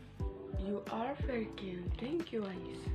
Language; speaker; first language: English; non-native, learner; Indonesian